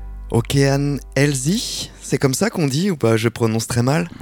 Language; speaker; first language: French; native; French